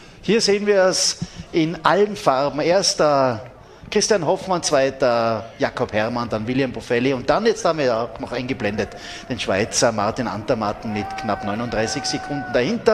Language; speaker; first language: German; native; German